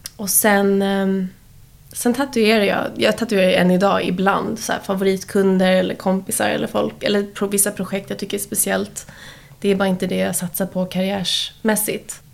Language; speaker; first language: Swedish; early bilingual, heritage; Swedish